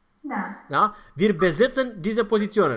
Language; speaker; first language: German; non-native, fluent; Romanian